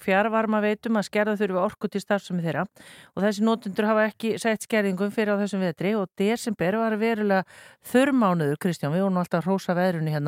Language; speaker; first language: Icelandic; native; Icelandic